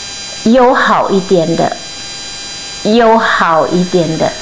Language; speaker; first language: Chinese; non-native, fluent; Indonesian